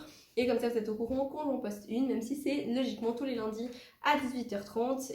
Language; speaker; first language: French; native; French